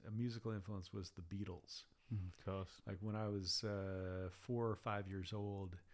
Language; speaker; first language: English; native; English